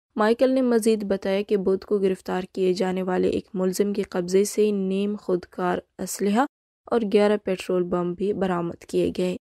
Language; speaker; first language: Urdu; non-native, local second language; Baluchi